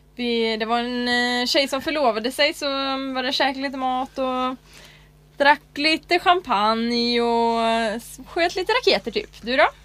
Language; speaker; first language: Swedish; native; Swedish